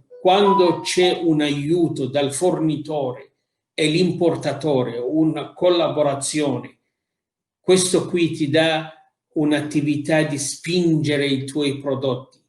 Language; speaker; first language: Italian; non-native, fluent; Arabic